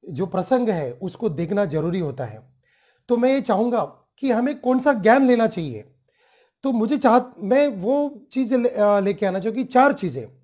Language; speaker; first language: Hindi; non-native, local second language; Marathi